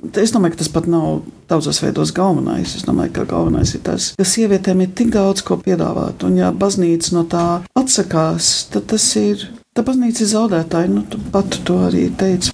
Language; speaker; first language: Latvian; early bilingual, heritage; Latvian